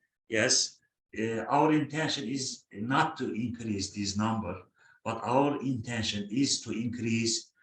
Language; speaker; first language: English; non-native, fluent; Turkish